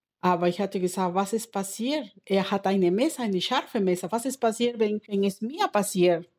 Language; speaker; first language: German; non-native, learner; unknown